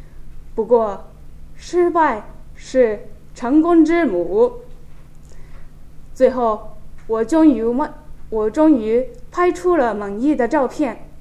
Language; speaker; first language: Chinese; non-native, fluent; Japanese